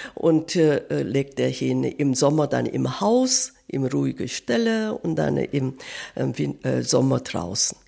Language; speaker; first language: German; non-native, learner; Korean